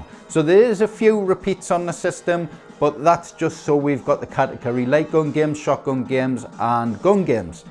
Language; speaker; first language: English; native; English